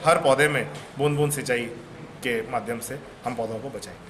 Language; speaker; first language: Hindi; native; Hindi